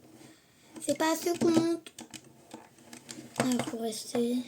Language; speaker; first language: French; native; French